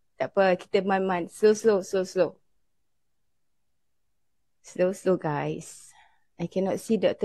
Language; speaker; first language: English; non-native, local second language; Malay